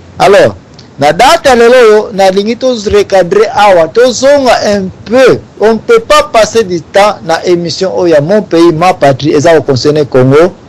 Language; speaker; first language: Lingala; native; Lingala